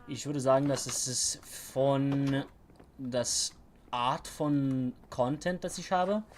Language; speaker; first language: German; non-native, learner; English